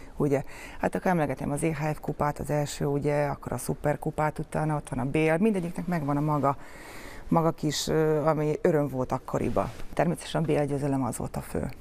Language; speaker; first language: Hungarian; non-native, fluent; Serbian